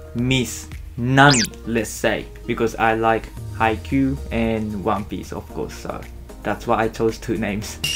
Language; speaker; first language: English; non-native, fluent; Japanese